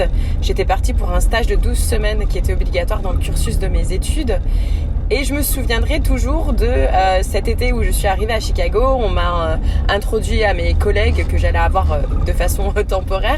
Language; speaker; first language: French; native; French